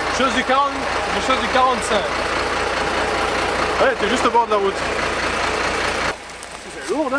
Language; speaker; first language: French; native; French